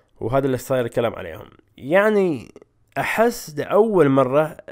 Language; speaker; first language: Arabic; native; Arabic